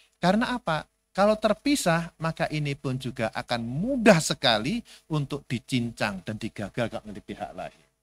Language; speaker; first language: Indonesian; native; Indonesian